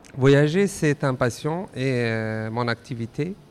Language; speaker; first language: French; non-native, fluent; Persian